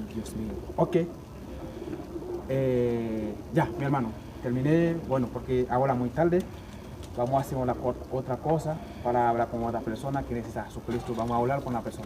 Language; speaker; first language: Spanish; non-native, learner; Haitian Creole